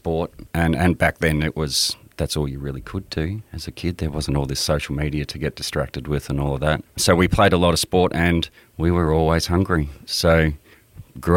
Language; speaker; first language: English; native; English